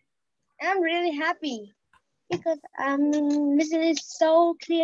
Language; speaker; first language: English; non-native, learner; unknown